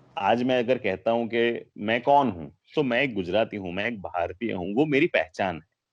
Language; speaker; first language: Hindi; non-native, local second language; Gujarati